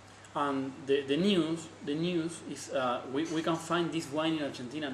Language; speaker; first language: English; non-native, learner; Spanish